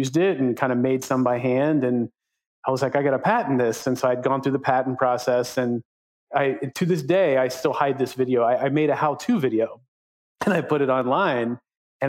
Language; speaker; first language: English; native; English